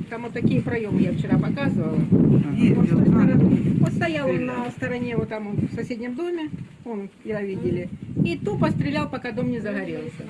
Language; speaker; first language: Russian; native; Russian